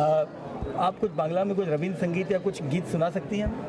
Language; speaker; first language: Hindi; native; Hindi